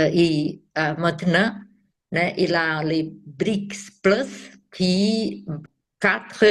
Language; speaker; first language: French; non-native, fluent; Portuguese